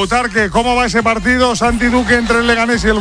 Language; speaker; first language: Spanish; native; Spanish